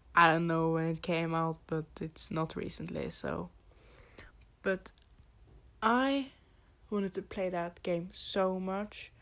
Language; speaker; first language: English; non-native, fluent; Norwegian